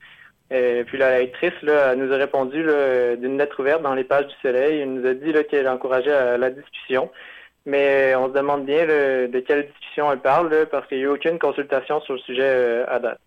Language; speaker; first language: French; native; French